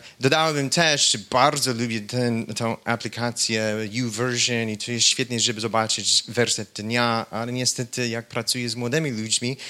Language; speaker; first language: Polish; non-native, fluent; English